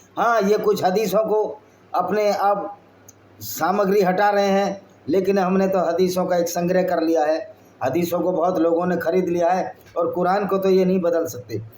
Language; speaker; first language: Hindi; native; Hindi